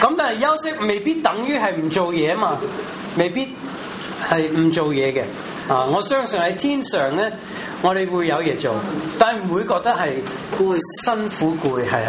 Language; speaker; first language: Chinese; non-native, local second language; Cantonese